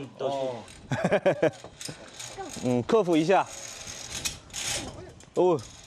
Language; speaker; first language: Chinese; non-native, learner; Korean